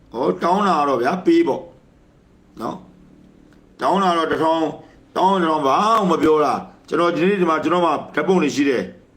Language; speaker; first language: Burmese; native; Burmese